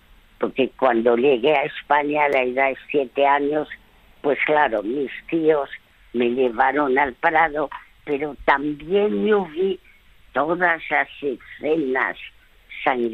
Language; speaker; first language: Spanish; early bilingual, other home language; French